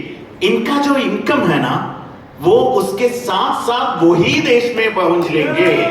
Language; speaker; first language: Hindi; non-native, learner; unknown